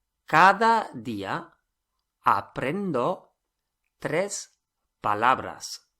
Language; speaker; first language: Spanish; non-native, fluent; English